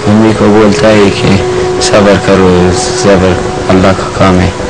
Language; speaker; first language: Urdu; non-native, local second language; Persian